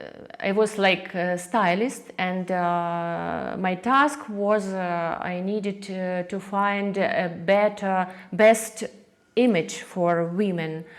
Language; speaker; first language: English; non-native, learner; Russian